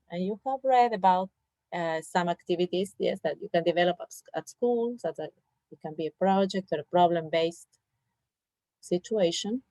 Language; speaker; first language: English; non-native, fluent; Spanish